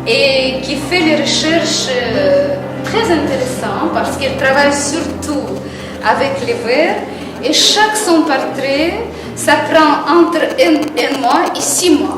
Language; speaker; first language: French; non-native, fluent; Russian